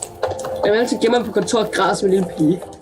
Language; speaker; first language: Danish; native; Danish